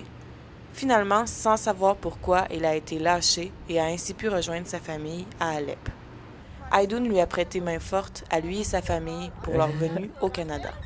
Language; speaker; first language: French; native; French